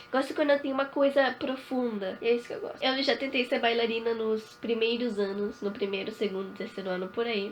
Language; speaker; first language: Portuguese; early bilingual, other home language; Spanish